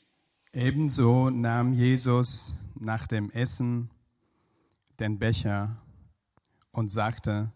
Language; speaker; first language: German; non-native, fluent; Persian